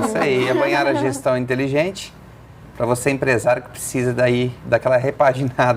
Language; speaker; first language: Portuguese; native; Portuguese